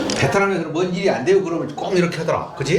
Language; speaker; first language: Korean; native; Korean